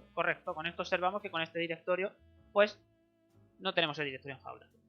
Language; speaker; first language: Spanish; native; Spanish